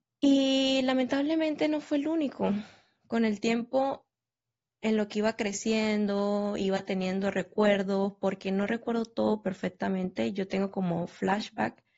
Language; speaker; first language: Spanish; native; Spanish